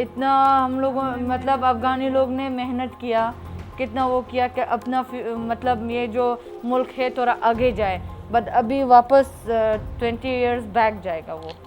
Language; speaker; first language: Hindi; non-native, fluent; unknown